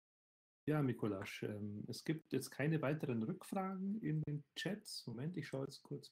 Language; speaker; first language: German; native; German